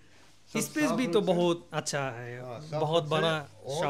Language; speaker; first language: Hindi; non-native, learner; Bangla